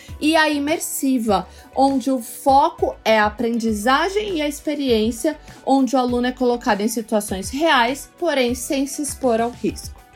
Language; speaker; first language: Portuguese; native; Portuguese